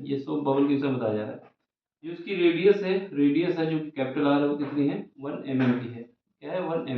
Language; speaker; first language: Hindi; native; Hindi